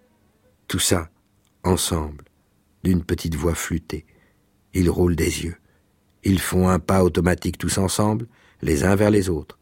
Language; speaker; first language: French; native; French